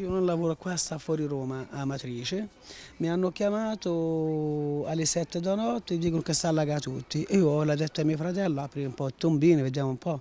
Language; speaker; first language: Italian; non-native, learner; Arabic